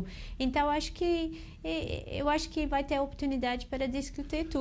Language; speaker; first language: Portuguese; non-native, fluent; English